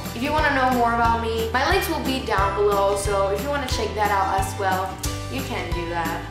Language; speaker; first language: English; non-native, fluent; Spanish